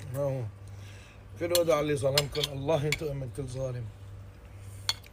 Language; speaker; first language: Arabic; native; Arabic